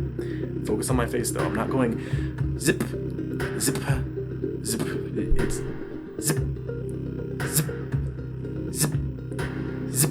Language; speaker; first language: English; native; English